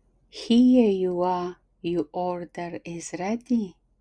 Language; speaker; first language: English; non-native, fluent; Polish